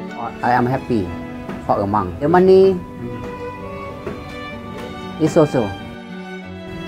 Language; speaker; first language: English; non-native, learner; Lao